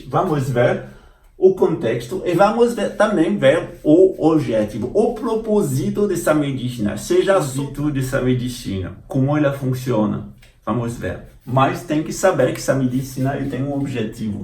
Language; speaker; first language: Portuguese; non-native, fluent; French